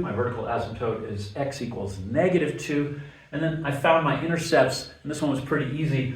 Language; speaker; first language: English; native; English